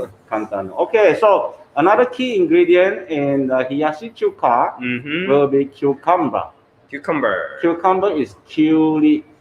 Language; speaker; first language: English; non-native, fluent; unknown